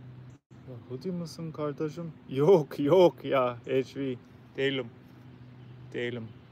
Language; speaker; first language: Turkish; non-native, learner; English